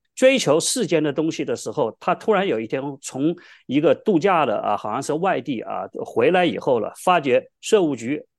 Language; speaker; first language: Chinese; native; Chinese